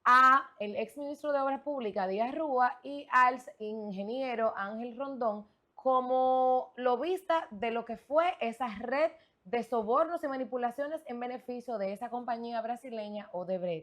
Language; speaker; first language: Spanish; native; Spanish